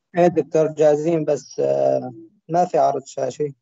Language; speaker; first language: Arabic; native; Arabic